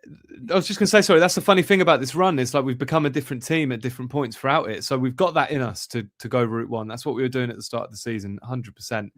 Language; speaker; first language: English; native; English